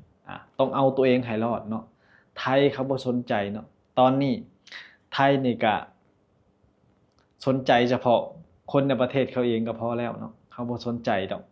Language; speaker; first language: Thai; non-native, local second language; Lao